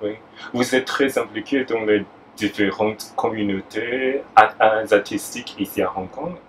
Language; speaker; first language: French; non-native, fluent; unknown